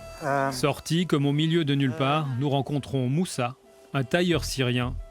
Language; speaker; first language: French; native; French